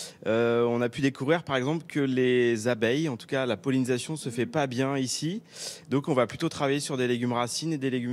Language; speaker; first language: French; native; French